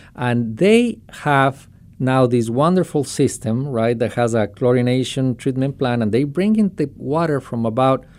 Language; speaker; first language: English; non-native, fluent; Spanish